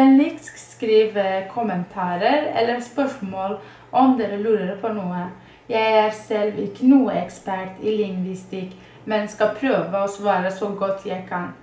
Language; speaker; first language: Norwegian; non-native, fluent; Kurdish